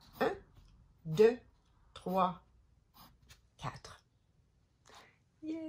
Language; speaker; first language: French; non-native, learner; English